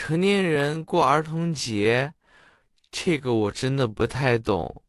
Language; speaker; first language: Chinese; non-native, fluent; English